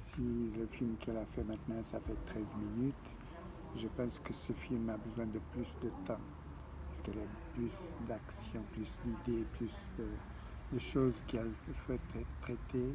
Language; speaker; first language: French; non-native, fluent; Portuguese